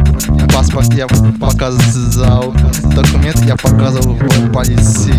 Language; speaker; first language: Russian; non-native, learner; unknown